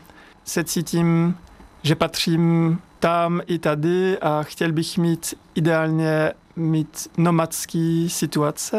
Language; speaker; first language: Czech; non-native, fluent; French